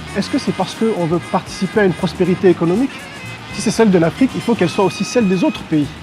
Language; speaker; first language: French; non-native, local second language; Hausa